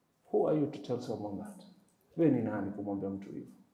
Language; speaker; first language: English; non-native, local second language; Swahili